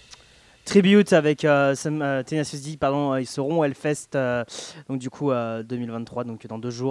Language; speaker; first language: French; native; French